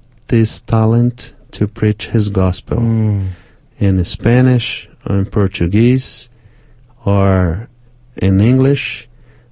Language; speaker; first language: English; non-native, fluent; Portuguese